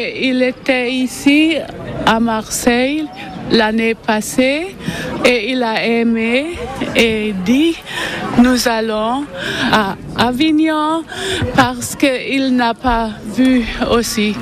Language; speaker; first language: French; non-native, learner; German